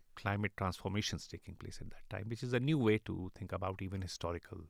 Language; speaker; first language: English; non-native, local second language; Urdu